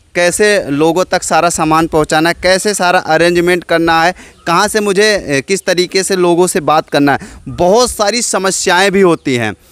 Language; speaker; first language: Hindi; native; Hindi